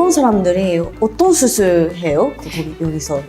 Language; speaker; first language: Korean; non-native, learner; Japanese